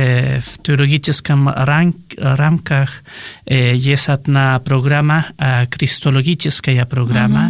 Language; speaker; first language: Russian; non-native, fluent; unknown